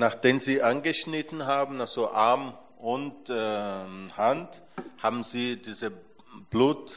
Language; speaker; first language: German; non-native, fluent; Portuguese